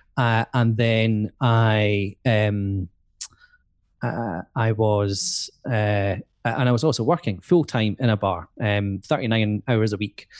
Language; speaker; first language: English; native; English